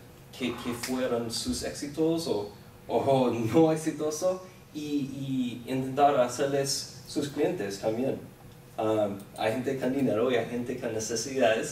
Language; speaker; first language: Spanish; non-native, fluent; English